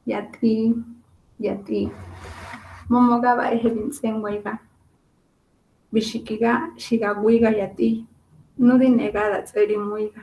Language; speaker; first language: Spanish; non-native, local second language; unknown